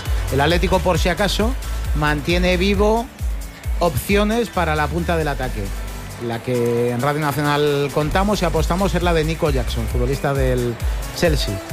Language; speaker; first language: Spanish; native; Spanish